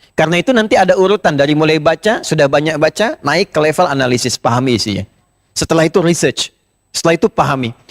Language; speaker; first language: Indonesian; native; Indonesian